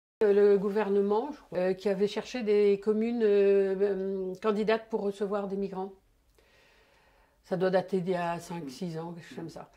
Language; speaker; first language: French; native; French